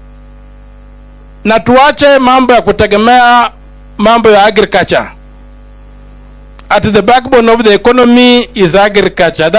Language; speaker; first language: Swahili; non-native, local second language; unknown